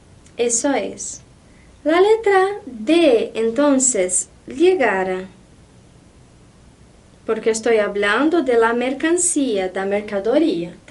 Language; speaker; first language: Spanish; non-native, fluent; Portuguese